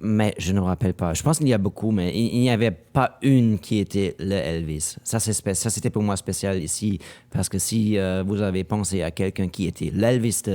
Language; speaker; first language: French; non-native, learner; German